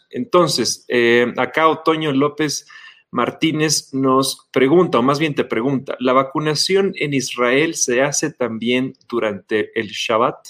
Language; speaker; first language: Spanish; native; Spanish